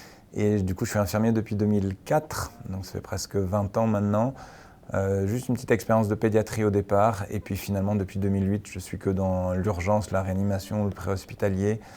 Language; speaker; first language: French; native; French